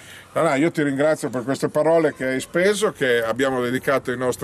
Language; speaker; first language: Italian; native; Italian